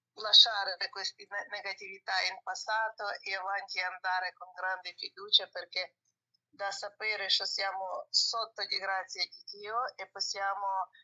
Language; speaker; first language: Italian; non-native, learner; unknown